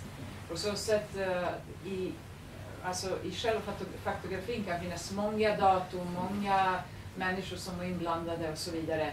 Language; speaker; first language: Swedish; non-native, fluent; Serbian